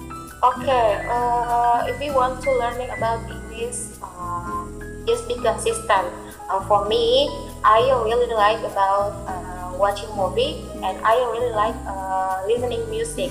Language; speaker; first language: English; non-native, learner; Indonesian